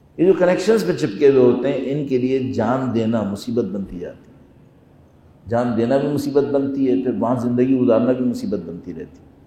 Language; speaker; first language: Urdu; non-native, fluent; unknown